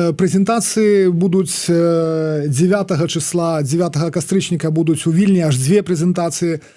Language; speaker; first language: Belarusian; non-native, local second language; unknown